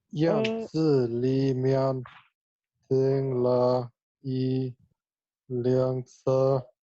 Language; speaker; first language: Chinese; non-native, learner; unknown